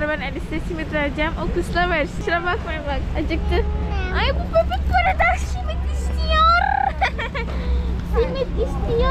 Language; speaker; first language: Turkish; non-native, learner; Indonesian